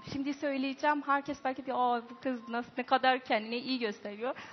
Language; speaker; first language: Turkish; non-native, learner; Persian